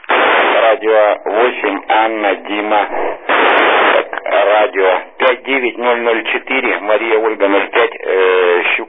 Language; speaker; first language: Russian; native; Russian